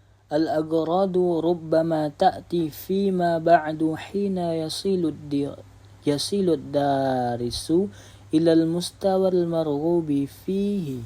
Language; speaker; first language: Arabic; non-native, learner; Indonesian